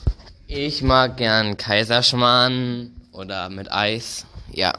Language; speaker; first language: German; non-native, learner; English